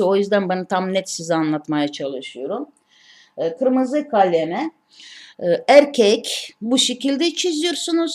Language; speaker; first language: Turkish; non-native, learner; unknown